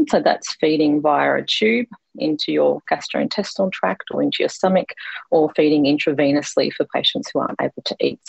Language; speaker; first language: English; native; English